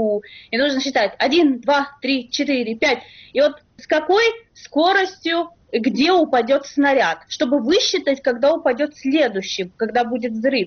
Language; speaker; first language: Russian; native; Russian